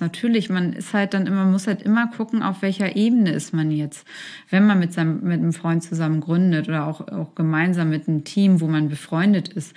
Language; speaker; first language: German; native; German